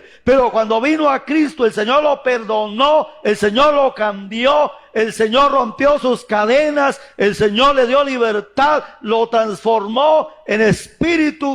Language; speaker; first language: Spanish; native; Spanish